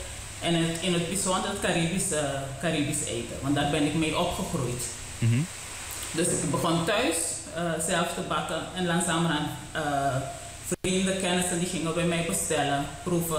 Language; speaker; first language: Dutch; non-native, local second language; Papiamento